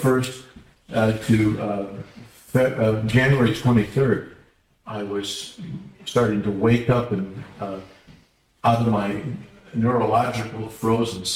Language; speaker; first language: English; native; English